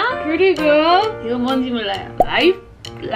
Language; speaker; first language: Korean; non-native, fluent; English